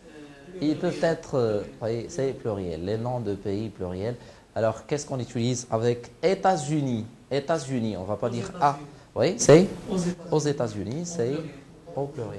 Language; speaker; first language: French; non-native, local second language; Arabic